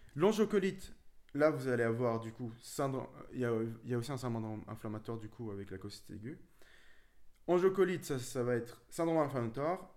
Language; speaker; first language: French; early bilingual, other home language; Arabic